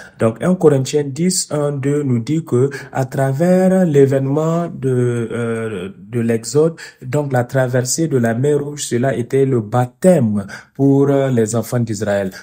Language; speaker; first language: French; non-native, fluent; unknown